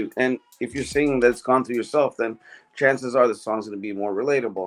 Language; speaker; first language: English; native; English